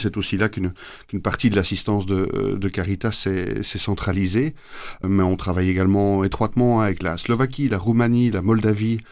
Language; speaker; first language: French; native; French